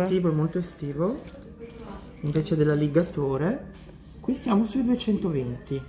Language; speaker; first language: Italian; native; Italian